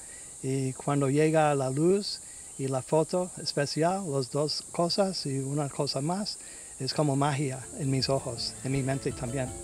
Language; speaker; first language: Spanish; non-native, learner; English